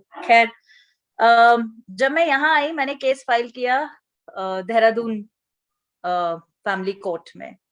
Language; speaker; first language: Hindi; native; Hindi